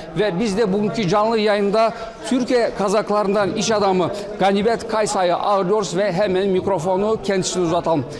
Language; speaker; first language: Turkish; non-native, fluent; Kazakh